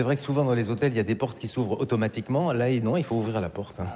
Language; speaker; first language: French; native; French